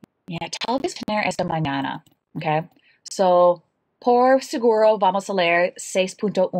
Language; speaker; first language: Spanish; non-native, learner; English